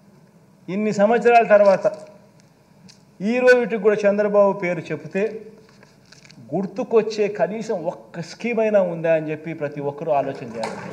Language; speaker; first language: Telugu; native; Telugu